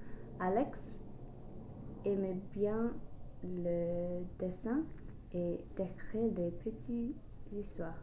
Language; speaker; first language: French; non-native, learner; English